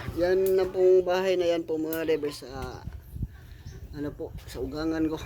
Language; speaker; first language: Filipino; non-native, local second language; Cebuano